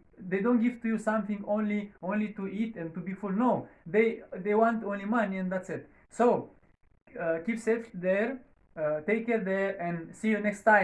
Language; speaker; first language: English; non-native, learner; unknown